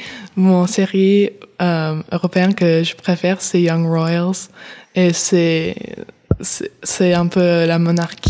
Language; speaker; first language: French; early bilingual, heritage; English